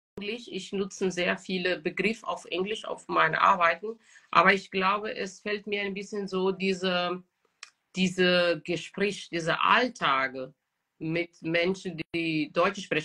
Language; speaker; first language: German; non-native, fluent; Portuguese